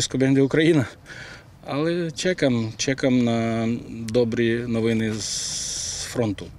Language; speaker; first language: Polish; non-native, learner; Ukrainian